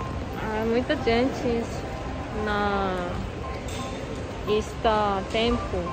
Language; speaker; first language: Portuguese; non-native, learner; Korean